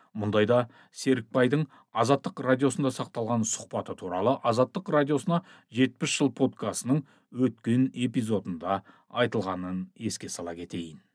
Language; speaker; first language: Kazakh; native; Kazakh